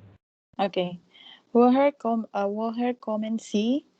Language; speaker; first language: German; non-native, learner; Filipino